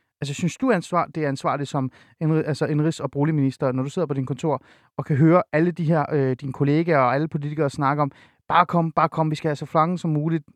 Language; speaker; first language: Danish; early bilingual, other home language; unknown